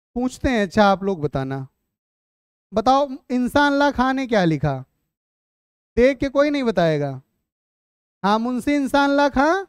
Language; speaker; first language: Hindi; native; Hindi